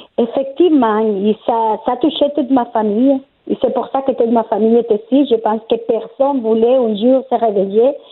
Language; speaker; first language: French; non-native, fluent; Spanish